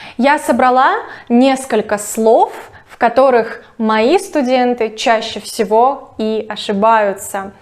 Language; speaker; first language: Russian; native; Russian